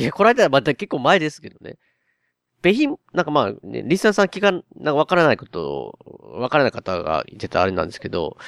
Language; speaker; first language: Japanese; native; Japanese